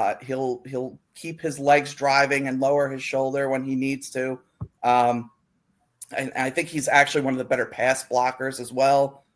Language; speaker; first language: English; native; English